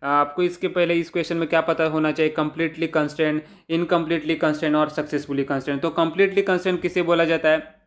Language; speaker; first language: Hindi; non-native, local second language; Marathi